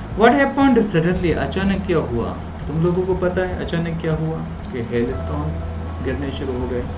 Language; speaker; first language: Hindi; native; Hindi